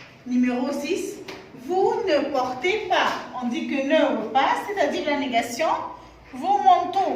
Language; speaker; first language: French; non-native, fluent; Arabic